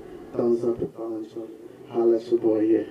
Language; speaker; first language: English; native; English